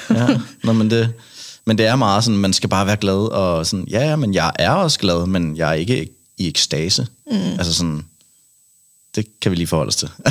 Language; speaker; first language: Danish; native; Danish